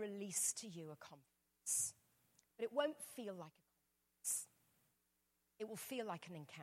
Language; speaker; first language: English; native; English